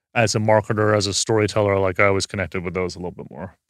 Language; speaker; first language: English; early bilingual, other home language; Hindi